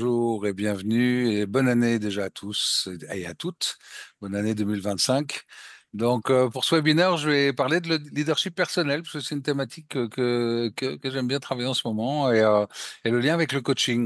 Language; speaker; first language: French; native; French